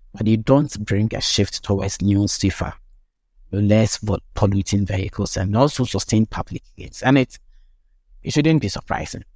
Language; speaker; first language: English; non-native, local second language; Akan